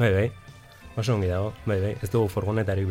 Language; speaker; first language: Basque; non-native, local second language; Spanish